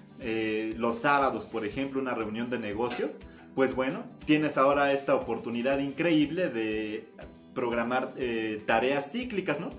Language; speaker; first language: Spanish; native; Spanish